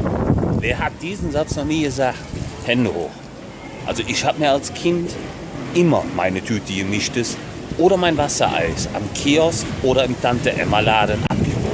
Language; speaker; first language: German; native; German